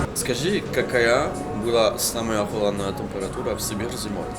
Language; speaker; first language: Russian; non-native, learner; French